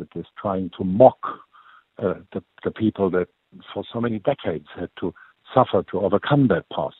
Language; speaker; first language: English; non-native, fluent; German